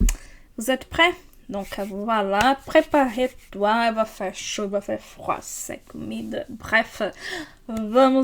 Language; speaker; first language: French; non-native, fluent; Portuguese